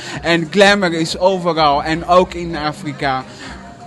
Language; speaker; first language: Dutch; non-native, fluent; Portuguese